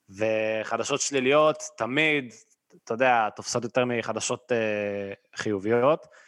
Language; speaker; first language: Hebrew; native; Hebrew